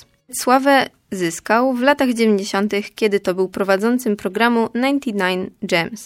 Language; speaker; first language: Polish; native; Polish